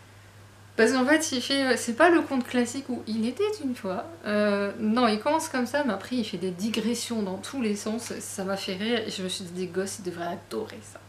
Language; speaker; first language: French; native; French